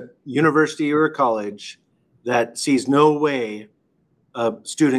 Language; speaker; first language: English; native; English